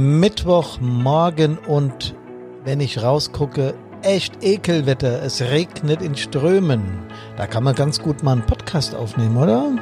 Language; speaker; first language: German; native; German